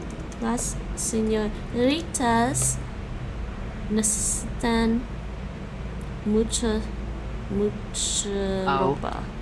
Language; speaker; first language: Spanish; non-native, learner; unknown